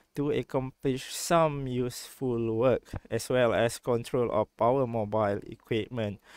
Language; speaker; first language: English; non-native, local second language; Malay